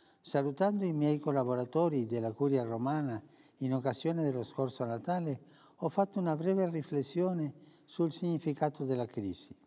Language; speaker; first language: Italian; early bilingual, heritage; Spanish